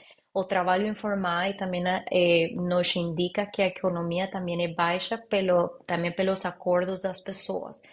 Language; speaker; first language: Portuguese; non-native, learner; Spanish